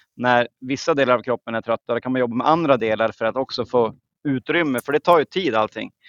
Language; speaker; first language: Swedish; native; Swedish